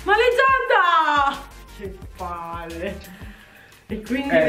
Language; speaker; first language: Italian; native; Italian